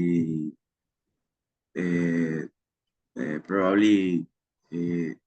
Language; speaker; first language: English; non-native, learner; Spanish